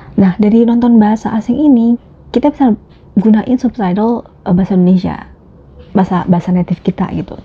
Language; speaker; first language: Indonesian; native; Indonesian